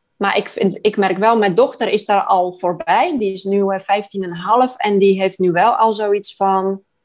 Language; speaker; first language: Dutch; non-native, fluent; Polish